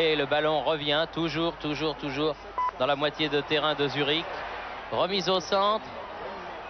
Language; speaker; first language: French; native; French